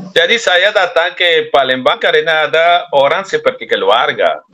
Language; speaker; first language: Indonesian; non-native, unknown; Spanish